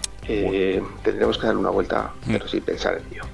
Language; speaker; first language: Spanish; native; Spanish